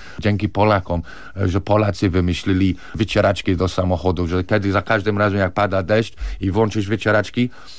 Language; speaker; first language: Polish; non-native, fluent; English